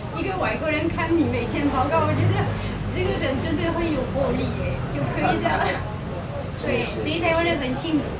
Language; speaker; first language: Chinese; non-native, fluent; French